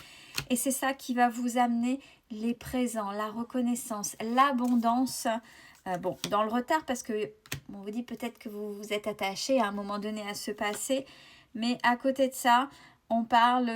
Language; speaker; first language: French; native; French